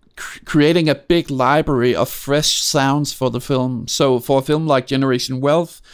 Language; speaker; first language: English; non-native, fluent; Danish